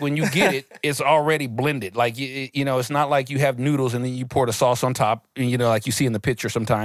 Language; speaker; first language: English; native; English